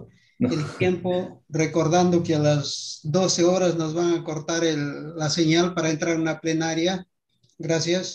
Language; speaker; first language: Spanish; native; Spanish